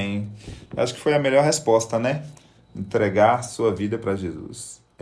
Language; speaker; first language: Portuguese; native; Portuguese